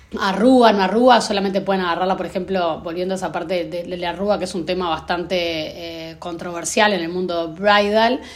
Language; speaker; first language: Spanish; native; Spanish